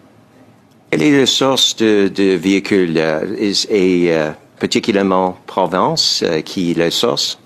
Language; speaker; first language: French; non-native, learner; English